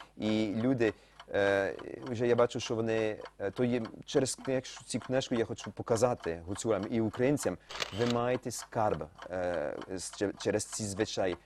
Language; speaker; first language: Ukrainian; early bilingual, heritage; Ukrainian